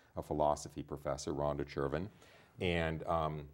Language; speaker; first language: English; native; English